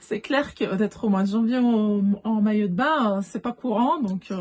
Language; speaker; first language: French; native; French